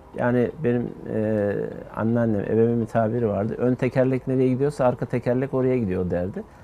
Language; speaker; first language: Turkish; native; Turkish